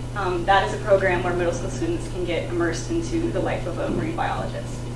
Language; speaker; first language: English; native; English